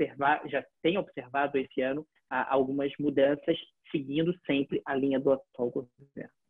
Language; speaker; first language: Portuguese; native; Portuguese